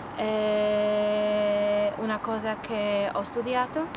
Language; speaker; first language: Italian; non-native, learner; Slovak